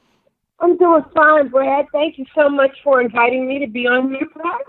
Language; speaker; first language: English; native; English